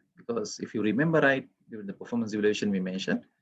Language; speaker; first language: English; non-native, local second language; Sinhala